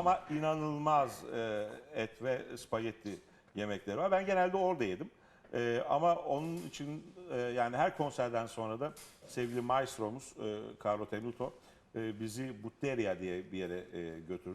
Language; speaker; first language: Turkish; non-native, fluent; Italian